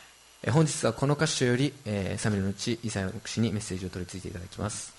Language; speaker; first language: Japanese; native; Japanese